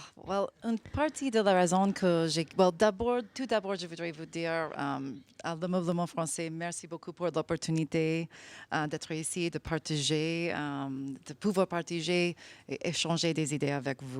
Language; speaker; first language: French; non-native, fluent; English